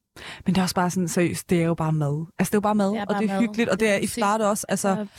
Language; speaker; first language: Danish; early bilingual, other home language; Persian